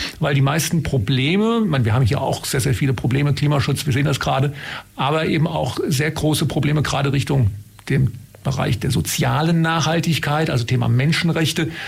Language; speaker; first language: German; native; German